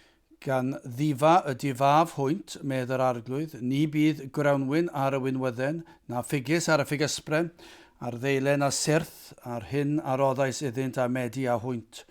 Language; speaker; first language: Welsh; native; Welsh